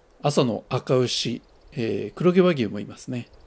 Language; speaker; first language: Japanese; native; Japanese